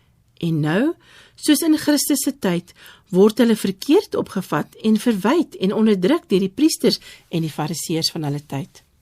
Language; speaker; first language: Afrikaans; native; Afrikaans